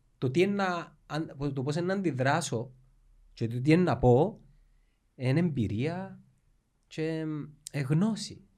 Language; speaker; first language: Greek; native; Greek